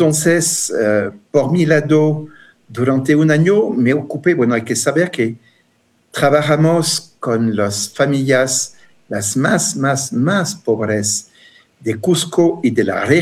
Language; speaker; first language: Spanish; non-native, fluent; French